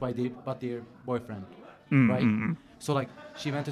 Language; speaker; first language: English; non-native, fluent; Turkish